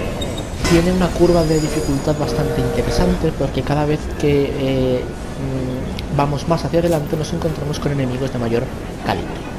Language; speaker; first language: Spanish; native; Spanish